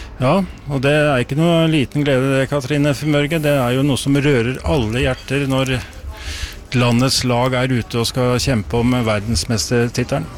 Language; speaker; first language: Norwegian; native; Norwegian